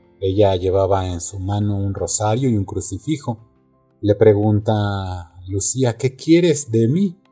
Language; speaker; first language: Spanish; native; Spanish